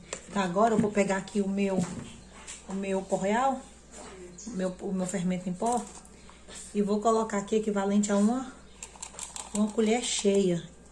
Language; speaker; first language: Portuguese; native; Portuguese